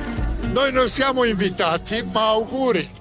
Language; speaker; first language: Italian; non-native, learner; Croatian